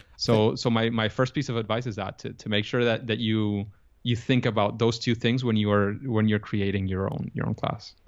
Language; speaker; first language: English; non-native, fluent; Spanish